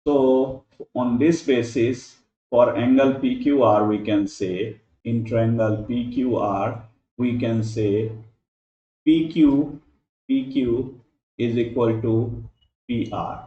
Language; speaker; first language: English; non-native, local second language; Hindi